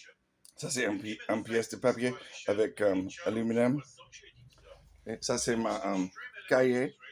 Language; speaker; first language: French; non-native, learner; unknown